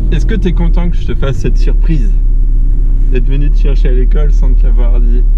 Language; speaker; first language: French; native; French